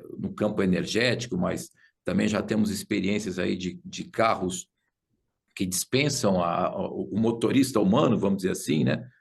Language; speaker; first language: Portuguese; native; Portuguese